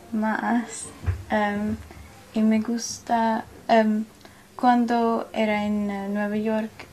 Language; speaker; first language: Spanish; non-native, learner; English